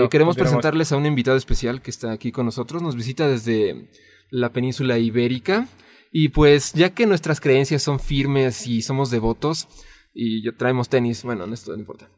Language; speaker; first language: Spanish; native; Spanish